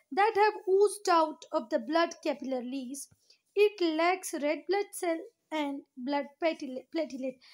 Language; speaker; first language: Hindi; native; Hindi